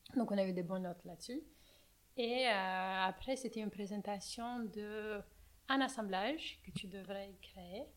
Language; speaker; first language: French; non-native, fluent; Romanian